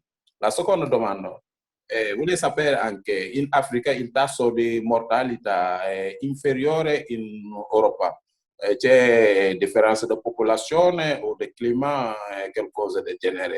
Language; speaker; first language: Italian; non-native, fluent; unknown